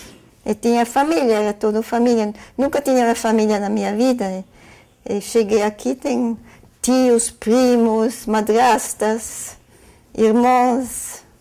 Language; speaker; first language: Portuguese; non-native, fluent; German